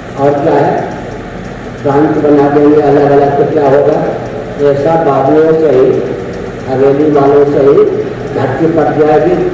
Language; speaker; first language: Hindi; non-native, local second language; Maithili